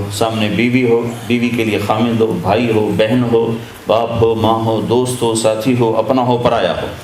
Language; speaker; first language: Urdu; non-native, local second language; Punjabi